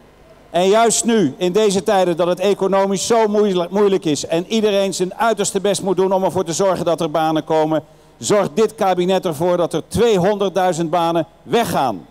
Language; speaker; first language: Dutch; native; Dutch